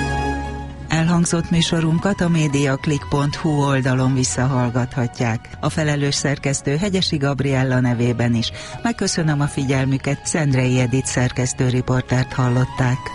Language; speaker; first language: Hungarian; native; Hungarian